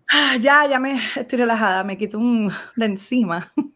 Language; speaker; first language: Spanish; native; Spanish